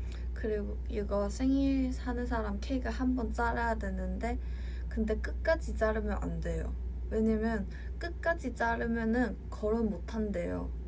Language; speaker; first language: Korean; non-native, fluent; Cantonese